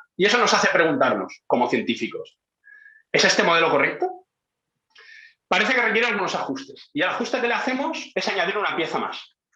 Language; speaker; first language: Spanish; native; Spanish